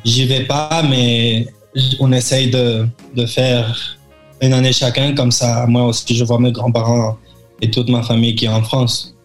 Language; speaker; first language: French; early bilingual, heritage; French